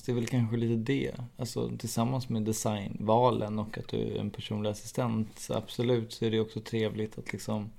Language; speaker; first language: Swedish; native; Swedish